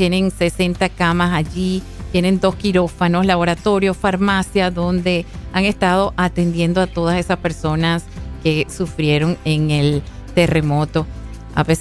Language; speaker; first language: Spanish; native; Spanish